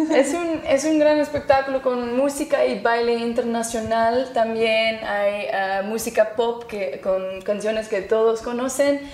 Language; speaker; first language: Spanish; non-native, fluent; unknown